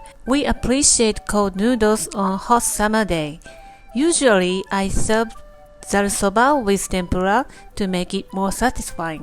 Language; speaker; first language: English; non-native, fluent; Japanese